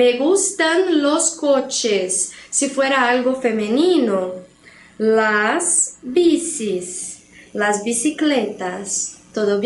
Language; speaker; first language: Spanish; non-native, fluent; Portuguese